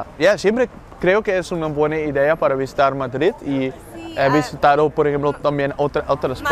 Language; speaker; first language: Spanish; non-native, learner; Dutch